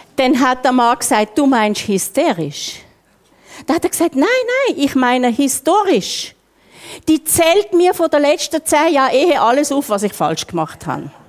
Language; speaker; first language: German; native; German